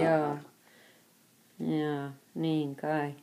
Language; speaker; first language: Finnish; early bilingual, heritage; Finnish